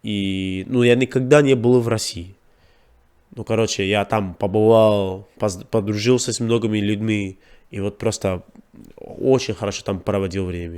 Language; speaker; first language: Russian; non-native, learner; English